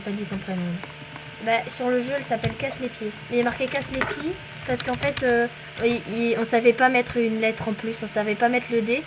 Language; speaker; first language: French; native; French